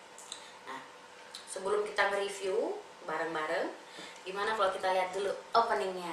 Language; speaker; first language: Indonesian; native; Indonesian